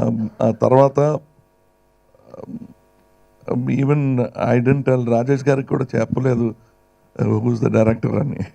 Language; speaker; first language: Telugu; non-native, local second language; Tamil